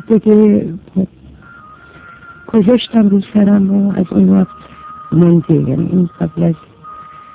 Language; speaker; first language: Persian; non-native, learner; Arabic